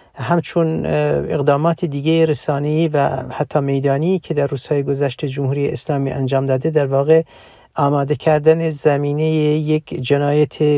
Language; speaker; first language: Persian; non-native, local second language; Central Kurdish